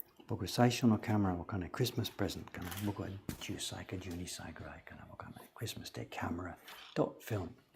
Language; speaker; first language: Japanese; non-native, fluent; English